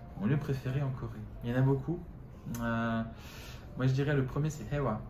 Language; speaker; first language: French; non-native, fluent; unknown